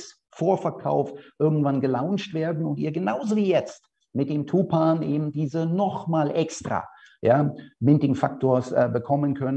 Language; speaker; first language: German; native; German